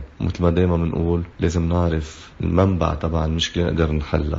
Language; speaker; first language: Arabic; native; Arabic